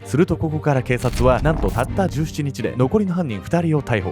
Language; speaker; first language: Japanese; native; Japanese